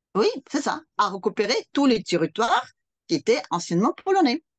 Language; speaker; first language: French; non-native, fluent; Russian